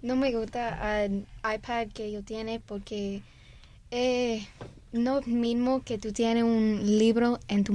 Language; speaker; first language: Spanish; early bilingual, heritage; Spanish